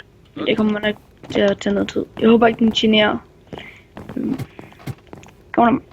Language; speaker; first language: Danish; native; Danish